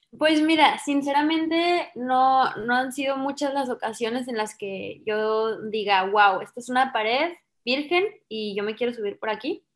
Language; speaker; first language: Spanish; native; Spanish